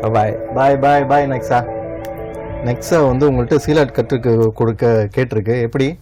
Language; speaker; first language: Tamil; early bilingual, heritage; Tamil